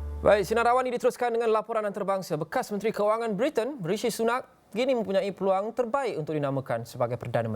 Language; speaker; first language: Malay; native; Malay